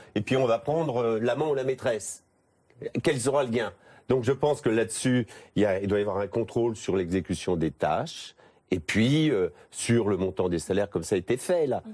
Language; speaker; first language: French; native; French